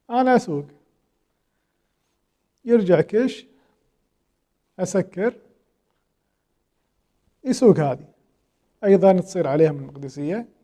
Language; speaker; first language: Arabic; native; Arabic